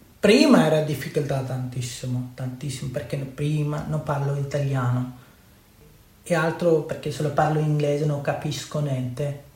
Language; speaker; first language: Italian; non-native, learner; Urdu